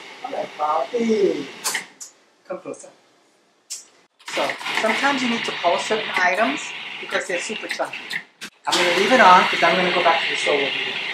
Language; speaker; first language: English; early bilingual, other home language; Spanish